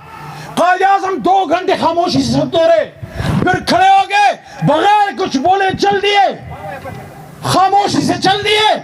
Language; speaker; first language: Urdu; native; Urdu